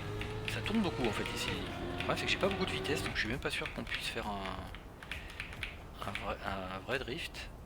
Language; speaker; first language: French; native; French